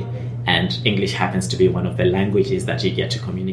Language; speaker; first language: English; native; English